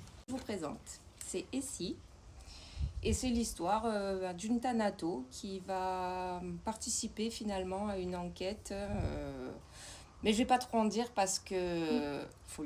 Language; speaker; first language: French; native; French